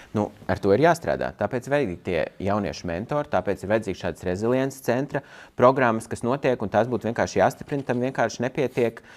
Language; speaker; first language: Latvian; native; Latvian